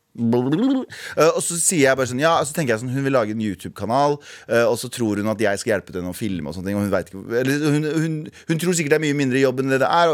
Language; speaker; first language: Norwegian; early bilingual, other home language; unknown